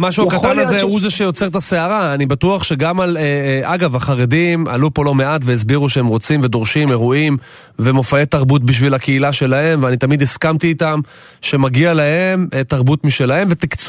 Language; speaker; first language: Hebrew; native; Hebrew